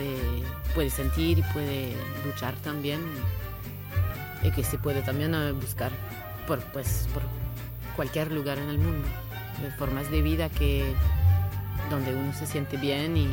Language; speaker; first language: Spanish; non-native, fluent; French